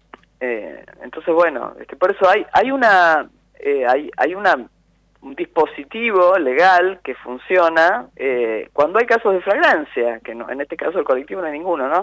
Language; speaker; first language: Spanish; native; Spanish